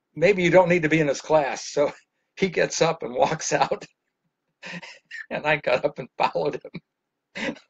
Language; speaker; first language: English; native; English